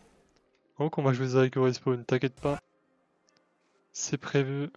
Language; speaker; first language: French; native; French